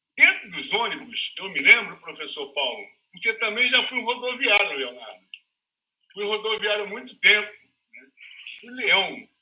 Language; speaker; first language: Portuguese; native; Portuguese